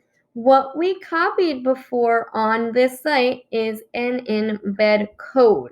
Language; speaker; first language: English; native; English